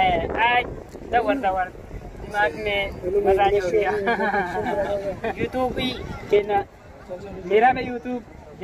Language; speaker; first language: Hindi; non-native, learner; Oromo